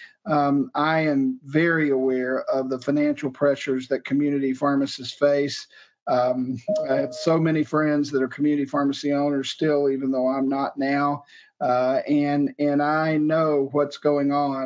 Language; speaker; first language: English; native; English